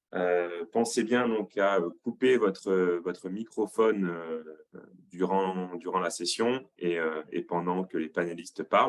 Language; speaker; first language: French; native; French